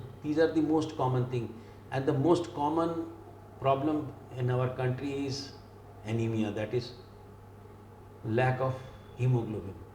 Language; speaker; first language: English; non-native, local second language; Hindi